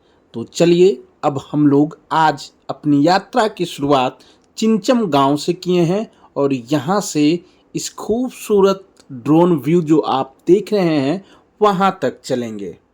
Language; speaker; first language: Hindi; native; Hindi